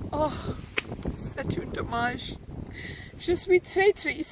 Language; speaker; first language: French; non-native, learner; English